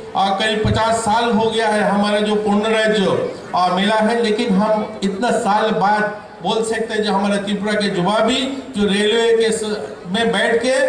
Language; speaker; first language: Hindi; non-native, local second language; Bangla